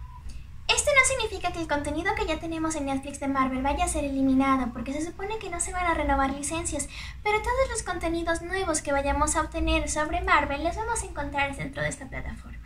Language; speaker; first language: Spanish; native; Spanish